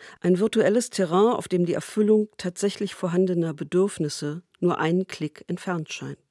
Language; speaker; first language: German; native; German